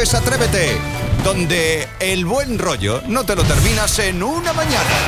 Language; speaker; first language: Spanish; native; Spanish